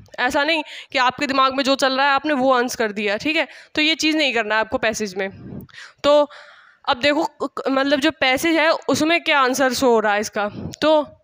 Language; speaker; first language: Hindi; native; Hindi